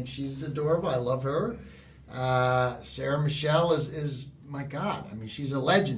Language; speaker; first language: English; native; English